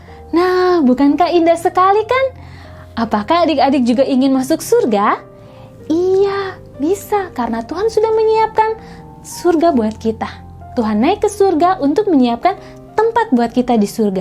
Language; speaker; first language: Indonesian; native; Indonesian